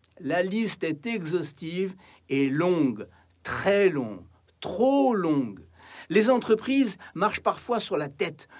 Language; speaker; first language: French; native; French